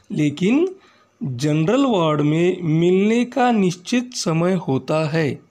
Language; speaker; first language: Hindi; non-native, local second language; Marathi